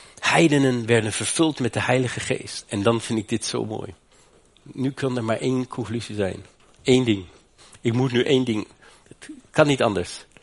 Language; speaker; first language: Dutch; non-native, fluent; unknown